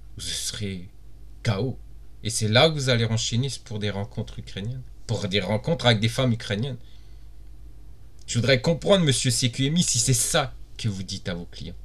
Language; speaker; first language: French; native; French